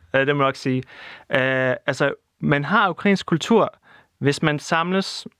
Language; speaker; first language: Danish; non-native, fluent; Russian